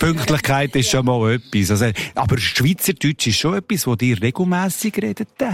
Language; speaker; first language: German; native; German